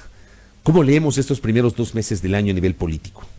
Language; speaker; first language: Spanish; native; Spanish